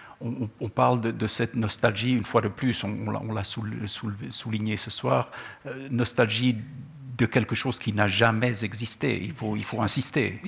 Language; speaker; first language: French; non-native, local second language; Czech